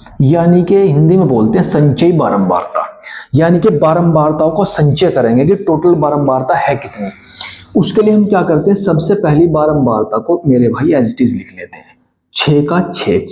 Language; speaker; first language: Hindi; native; Hindi